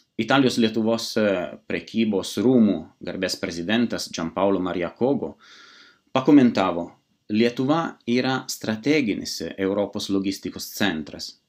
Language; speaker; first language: Lithuanian; non-native, fluent; Italian